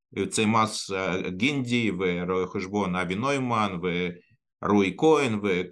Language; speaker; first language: Hebrew; non-native, fluent; Russian